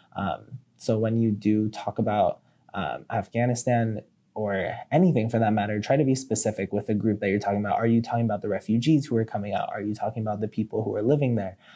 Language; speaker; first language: English; native; English